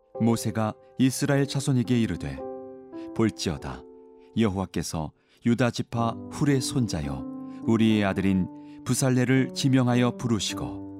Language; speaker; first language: Korean; native; Korean